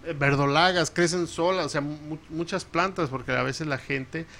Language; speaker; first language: Spanish; early bilingual, heritage; Spanish